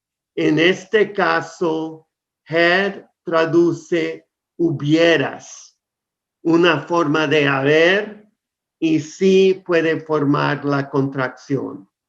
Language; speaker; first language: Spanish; non-native, fluent; English